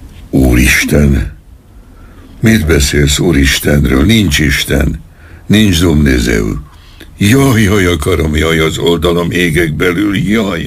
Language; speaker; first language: Hungarian; native; Hungarian